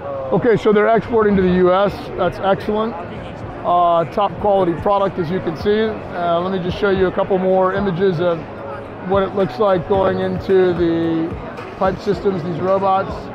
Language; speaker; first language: English; native; English